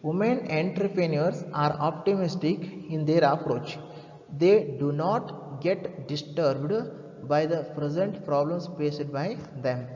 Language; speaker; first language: English; non-native, local second language; Kannada